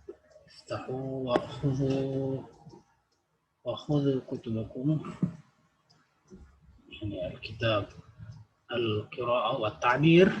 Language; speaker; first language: Arabic; non-native, fluent; Indonesian